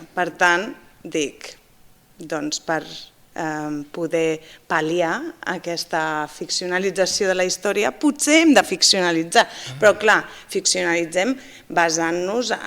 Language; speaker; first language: Catalan; non-native, fluent; Basque